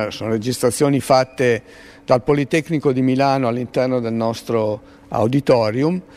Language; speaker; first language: Italian; native; Italian